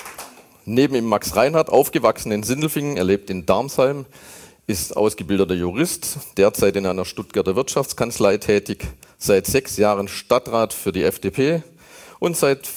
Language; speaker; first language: German; native; German